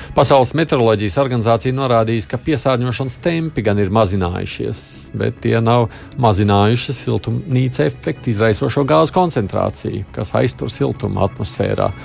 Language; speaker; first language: Latvian; native; Latvian